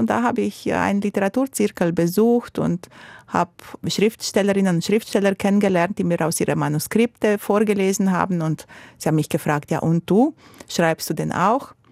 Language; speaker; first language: German; non-native, fluent; Romanian